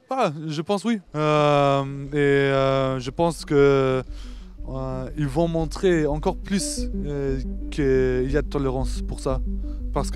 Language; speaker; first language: French; non-native, fluent; Turkish